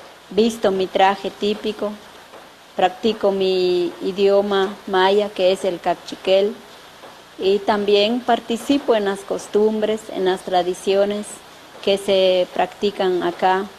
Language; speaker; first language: Spanish; non-native, local second language; Kaqchikel